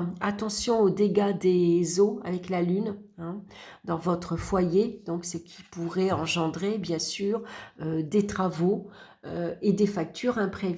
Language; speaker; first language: French; native; French